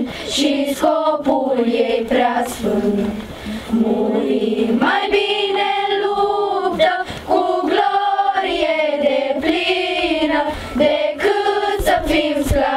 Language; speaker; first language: Romanian; native; Romanian